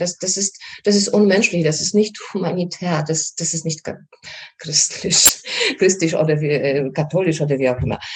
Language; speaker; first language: German; non-native, fluent; Polish